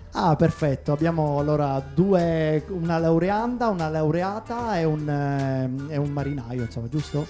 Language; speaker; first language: Italian; native; Italian